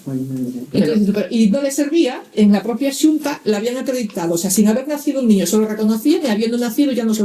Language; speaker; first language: Spanish; native; Spanish